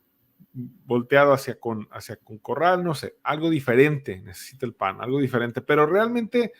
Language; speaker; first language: Spanish; native; Spanish